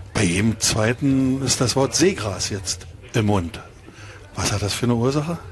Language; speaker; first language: German; native; German